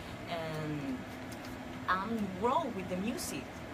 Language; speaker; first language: English; non-native, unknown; Spanish